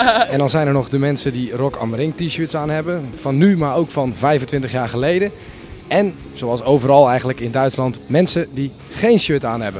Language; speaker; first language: Dutch; native; Dutch